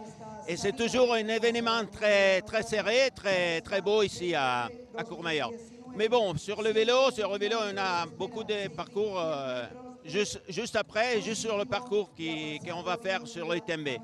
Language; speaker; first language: French; non-native, local second language; Italian